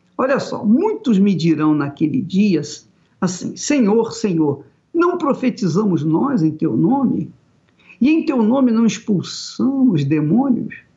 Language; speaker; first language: Portuguese; native; Portuguese